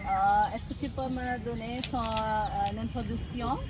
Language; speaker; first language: French; non-native, learner; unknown